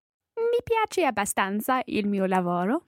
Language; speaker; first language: Italian; non-native, learner; English